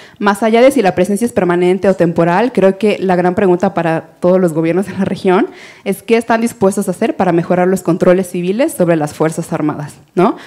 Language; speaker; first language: Spanish; native; Spanish